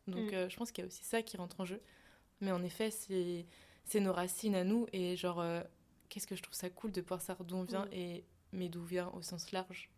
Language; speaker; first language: French; native; French